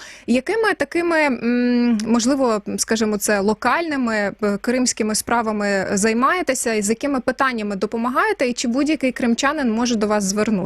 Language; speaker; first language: Ukrainian; native; Ukrainian